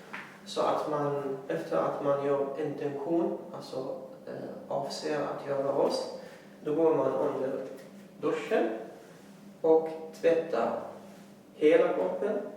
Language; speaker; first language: Swedish; non-native, fluent; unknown